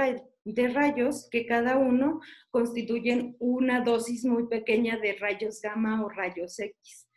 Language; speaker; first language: Spanish; native; Spanish